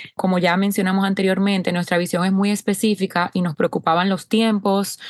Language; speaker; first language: Spanish; native; Spanish